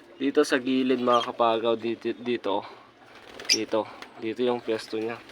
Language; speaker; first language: Filipino; native; Filipino